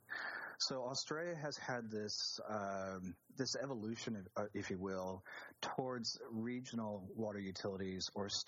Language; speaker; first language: English; native; English